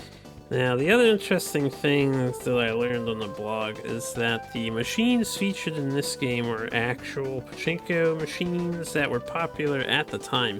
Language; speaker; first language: English; native; English